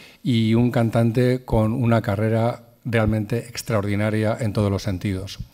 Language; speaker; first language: Spanish; native; Spanish